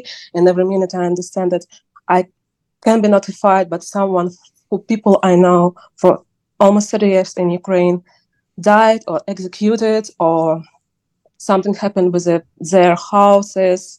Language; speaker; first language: English; non-native, learner; Ukrainian